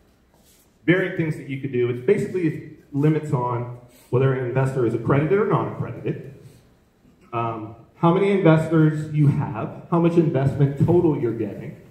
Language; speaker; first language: English; native; English